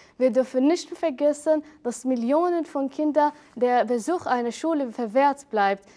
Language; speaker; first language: German; non-native, fluent; Arabic